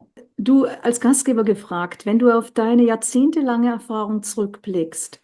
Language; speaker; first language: German; native; German